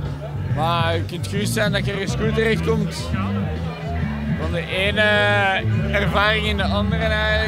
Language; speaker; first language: Dutch; native; Dutch